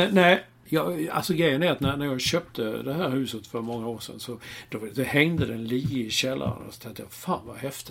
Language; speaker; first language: Swedish; native; Swedish